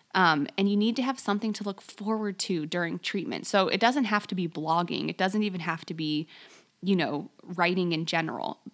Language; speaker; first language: English; native; English